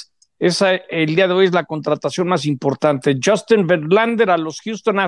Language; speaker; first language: Spanish; native; Spanish